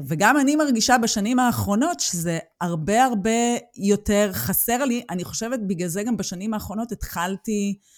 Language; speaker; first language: Hebrew; native; Hebrew